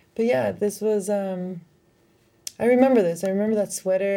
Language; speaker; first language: English; early bilingual, other home language; Spanish